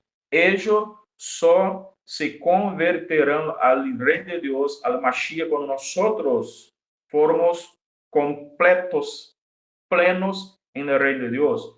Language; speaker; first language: Spanish; non-native, fluent; Portuguese